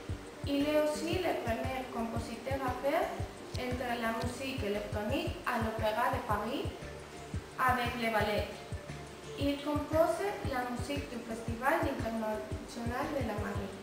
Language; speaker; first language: French; non-native, learner; Spanish